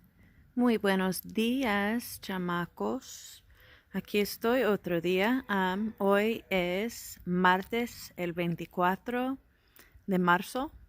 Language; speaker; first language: Spanish; non-native, fluent; English